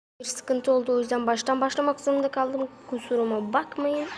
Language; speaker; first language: Turkish; native; Turkish